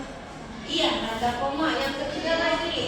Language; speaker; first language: Indonesian; native; Indonesian